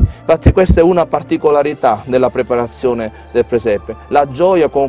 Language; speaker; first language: Italian; native; Italian